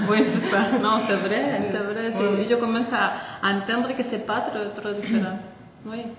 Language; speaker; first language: French; non-native, fluent; Spanish